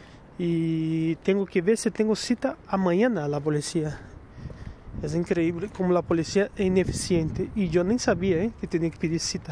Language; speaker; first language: Spanish; non-native, fluent; Portuguese